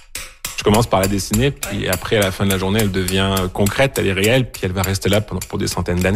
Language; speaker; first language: French; native; French